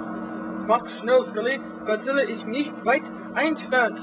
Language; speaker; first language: German; non-native, learner; English